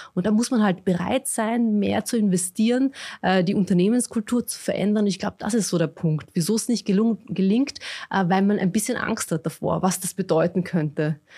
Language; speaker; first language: German; early bilingual, other home language; Bosnian